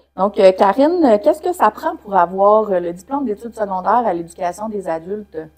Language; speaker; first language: French; native; French